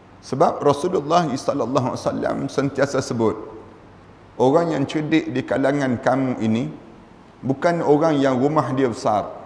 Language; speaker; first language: Malay; native; Malay